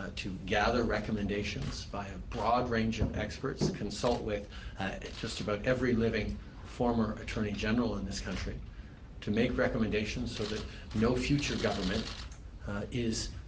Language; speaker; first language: English; early bilingual, other home language; French